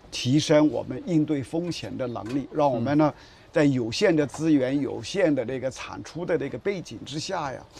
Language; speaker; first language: Chinese; native; Chinese